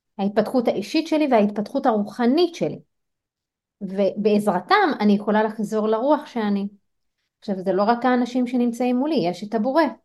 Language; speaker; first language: Hebrew; non-native, local second language; Arabic